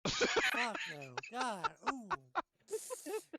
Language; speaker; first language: English; native; English